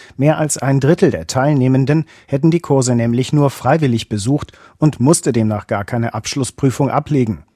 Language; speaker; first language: German; native; German